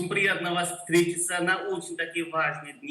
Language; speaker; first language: Russian; non-native, learner; Korean